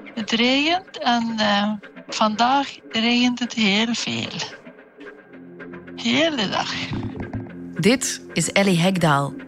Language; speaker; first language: Dutch; non-native, fluent; Norwegian